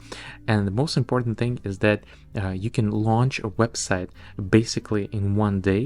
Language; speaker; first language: English; non-native, fluent; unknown